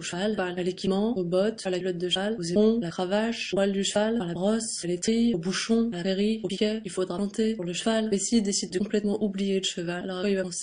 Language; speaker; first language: French; native; French